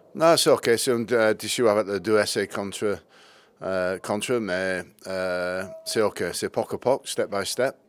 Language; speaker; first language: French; non-native, learner; English